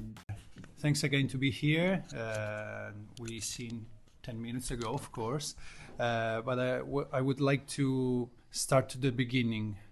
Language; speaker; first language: English; non-native, learner; Italian